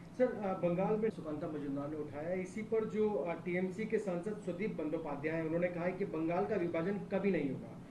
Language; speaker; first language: Hindi; native; Hindi